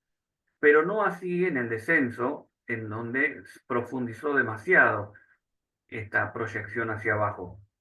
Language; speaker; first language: Spanish; native; Spanish